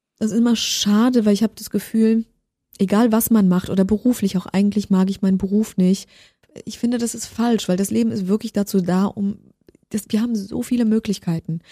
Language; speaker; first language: German; early bilingual, other home language; Polish